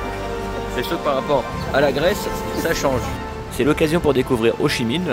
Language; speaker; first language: French; native; French